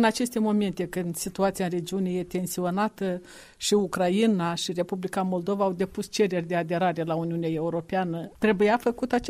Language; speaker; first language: Romanian; native; Romanian